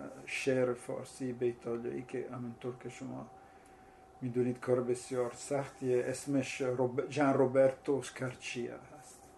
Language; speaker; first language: Persian; non-native, fluent; Italian